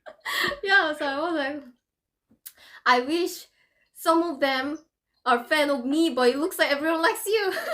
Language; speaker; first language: English; non-native, fluent; Korean